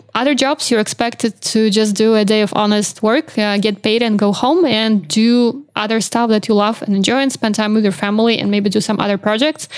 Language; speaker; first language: English; non-native, fluent; Belarusian